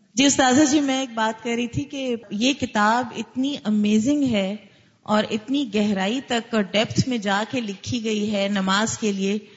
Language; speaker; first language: Urdu; native; Urdu